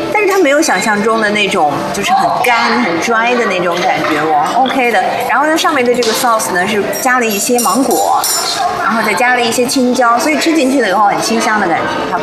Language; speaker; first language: Chinese; native; Chinese